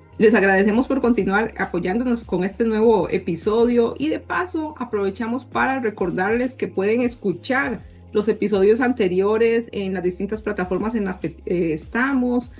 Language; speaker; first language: Spanish; native; Spanish